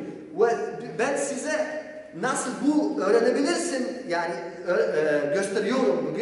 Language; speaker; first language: Turkish; non-native, learner; Polish